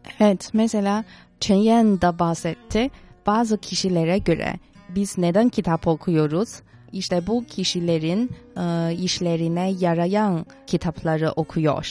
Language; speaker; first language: Turkish; non-native, fluent; Chinese